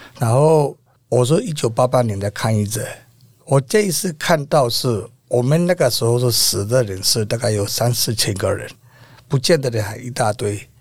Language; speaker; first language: Chinese; non-native, fluent; Burmese